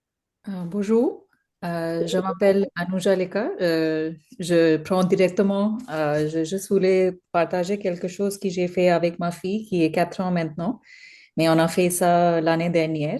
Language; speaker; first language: French; non-native, learner; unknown